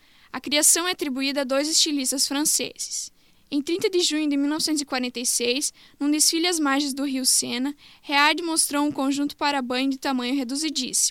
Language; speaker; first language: Portuguese; native; Portuguese